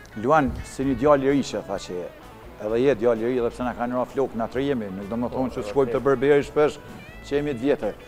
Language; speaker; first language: Albanian; native; Albanian